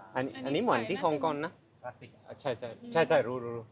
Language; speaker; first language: Thai; non-native, learner; Spanish